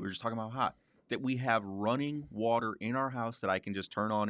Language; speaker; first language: English; native; English